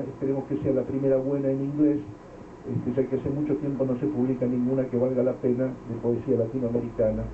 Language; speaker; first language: Spanish; native; Spanish